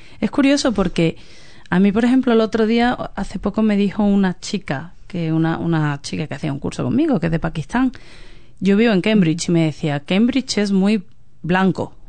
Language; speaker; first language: Spanish; native; Spanish